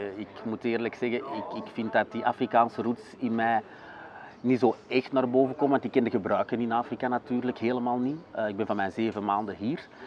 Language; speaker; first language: Dutch; native; Dutch